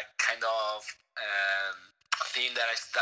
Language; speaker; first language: English; non-native, fluent; Italian